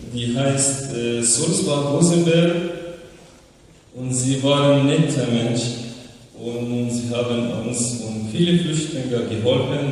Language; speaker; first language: German; non-native, learner; Arabic